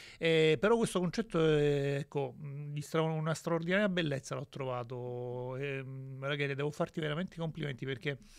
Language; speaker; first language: Italian; native; Italian